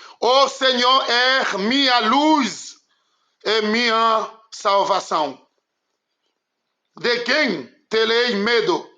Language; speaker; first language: Portuguese; non-native, learner; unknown